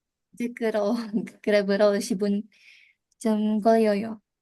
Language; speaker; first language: Korean; non-native, learner; Indonesian